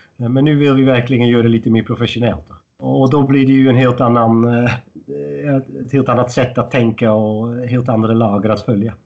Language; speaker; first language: Swedish; non-native, fluent; Dutch